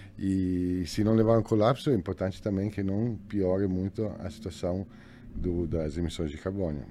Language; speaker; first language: Portuguese; non-native, fluent; Italian